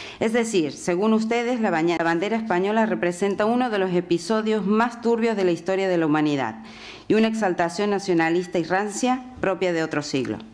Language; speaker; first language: Spanish; native; Spanish